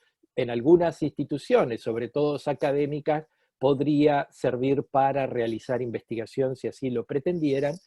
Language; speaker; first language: Spanish; native; Spanish